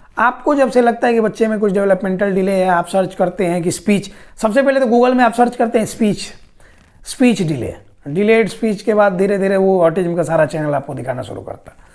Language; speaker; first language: Hindi; non-native, local second language; Bhojpuri